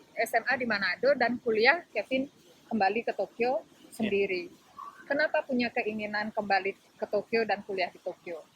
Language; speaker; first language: Indonesian; native; Indonesian